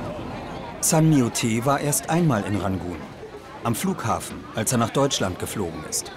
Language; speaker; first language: German; native; German